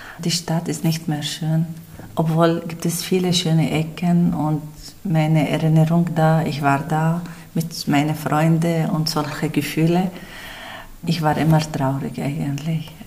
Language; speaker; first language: German; non-native, fluent; Arabic